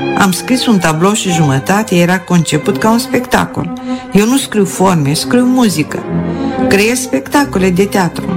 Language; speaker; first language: Romanian; non-native, local second language; Russian